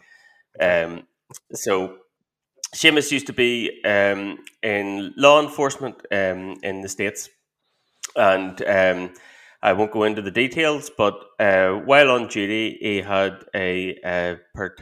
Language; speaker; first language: English; native; English